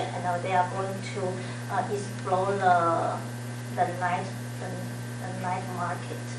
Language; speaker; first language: English; non-native, learner; Chinese